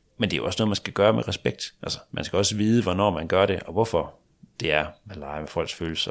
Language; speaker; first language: Danish; native; Danish